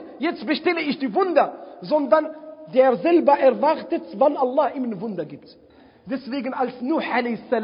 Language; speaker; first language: German; non-native, fluent; Arabic